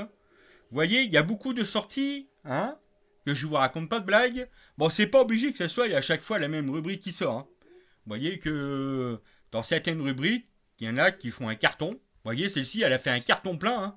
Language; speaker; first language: French; native; French